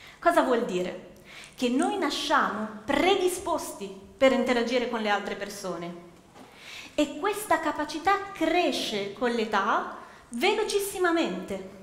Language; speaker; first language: Italian; native; Italian